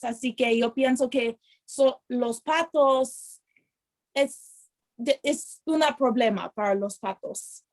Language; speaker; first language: Spanish; non-native, learner; English